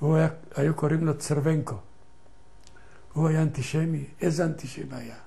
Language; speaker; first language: Hebrew; non-native, fluent; Ladino